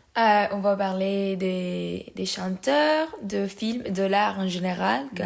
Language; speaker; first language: French; non-native, learner; Spanish